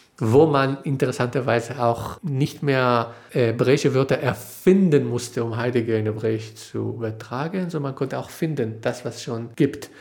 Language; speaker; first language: German; non-native, fluent; Hebrew